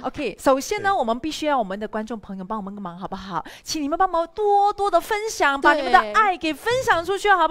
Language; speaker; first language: Chinese; native; Chinese